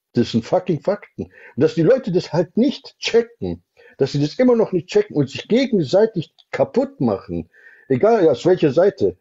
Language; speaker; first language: German; native; German